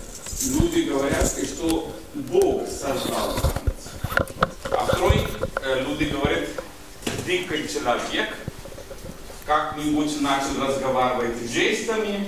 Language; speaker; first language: Russian; non-native, learner; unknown